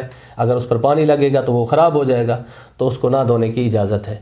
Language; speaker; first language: Urdu; native; Urdu